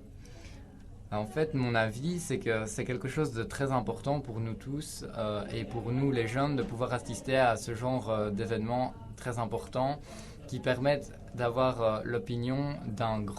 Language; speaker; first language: French; native; French